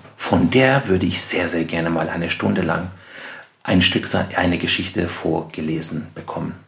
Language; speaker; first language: German; non-native, fluent; Persian